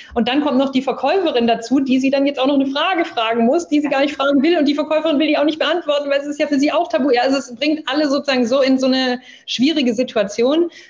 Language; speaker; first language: German; early bilingual, other home language; English